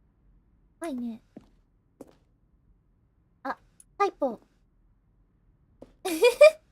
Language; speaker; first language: Japanese; non-native, fluent; English